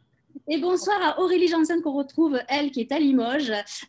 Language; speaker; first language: French; native; French